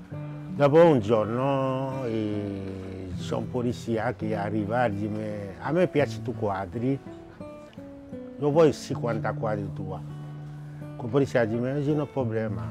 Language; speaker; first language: Italian; non-native, learner; Haitian Creole